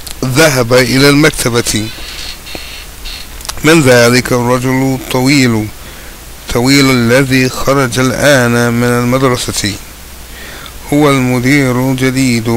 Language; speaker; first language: Arabic; non-native, fluent; English